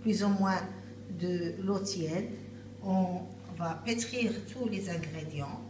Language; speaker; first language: French; non-native, local second language; Arabic